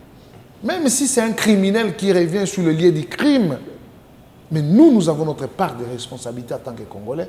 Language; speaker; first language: French; non-native, local second language; Lingala